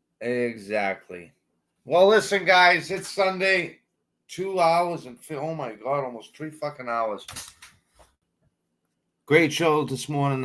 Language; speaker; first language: English; native; English